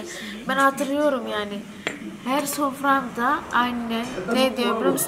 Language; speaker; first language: Turkish; non-native, learner; Indonesian